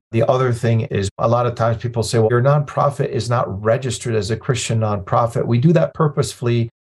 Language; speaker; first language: English; early bilingual, other home language; Arabic